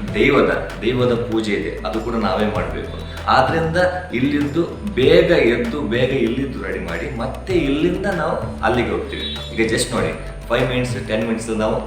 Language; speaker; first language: Kannada; non-native, local second language; Tulu